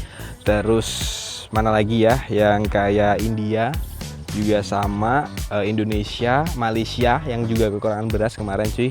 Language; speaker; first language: Indonesian; native; Indonesian